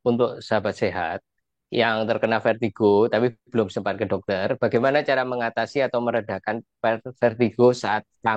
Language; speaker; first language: Indonesian; native; Indonesian